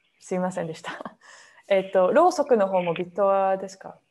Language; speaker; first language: Japanese; non-native, fluent; English